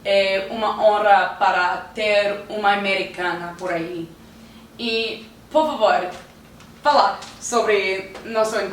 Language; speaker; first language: Portuguese; non-native, learner; English